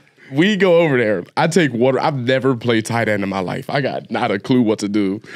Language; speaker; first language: English; native; English